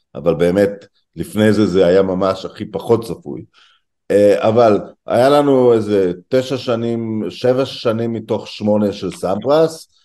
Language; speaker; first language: Hebrew; native; Hebrew